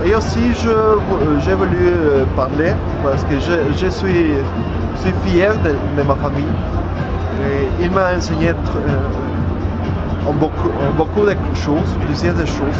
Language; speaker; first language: French; non-native, learner; Spanish